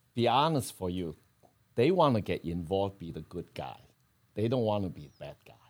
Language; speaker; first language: English; non-native, fluent; Chinese